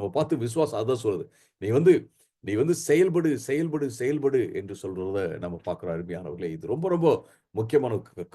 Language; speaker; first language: Tamil; native; Tamil